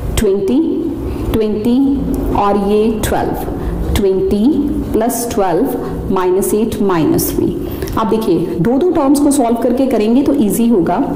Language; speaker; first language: Hindi; non-native, local second language; Punjabi